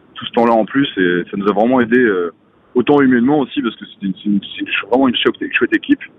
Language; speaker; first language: French; native; French